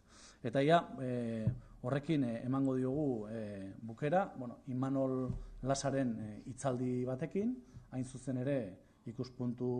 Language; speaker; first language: Basque; native; Basque